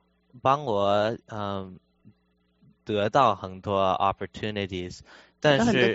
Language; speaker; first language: Chinese; early bilingual, heritage; Chinese